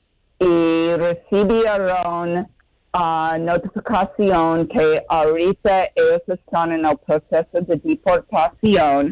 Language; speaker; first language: Spanish; non-native, learner; English